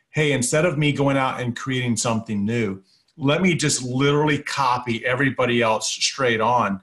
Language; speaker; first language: English; native; English